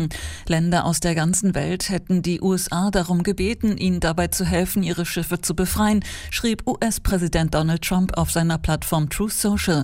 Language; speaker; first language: German; native; German